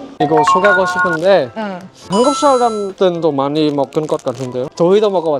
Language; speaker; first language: Korean; non-native, learner; Vietnamese